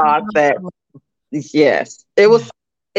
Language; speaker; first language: English; native; English